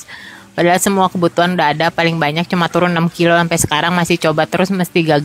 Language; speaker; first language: Indonesian; native; Indonesian